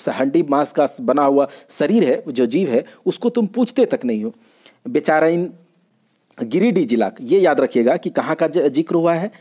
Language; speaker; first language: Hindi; non-native, local second language; Magahi